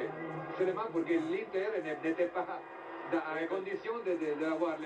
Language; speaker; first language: French; non-native, fluent; Italian